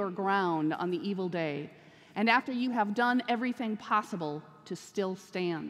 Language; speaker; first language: English; native; English